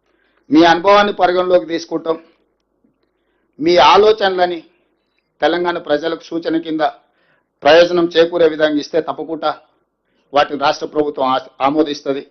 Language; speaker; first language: Telugu; native; Telugu